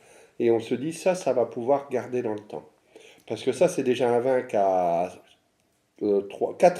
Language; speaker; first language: French; native; French